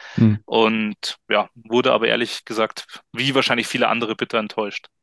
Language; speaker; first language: German; native; German